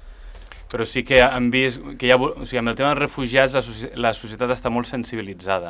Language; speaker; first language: Catalan; native; Catalan